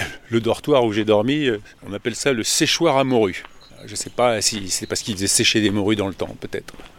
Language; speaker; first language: French; native; French